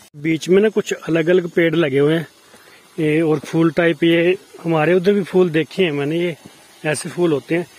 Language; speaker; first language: Hindi; native; Hindi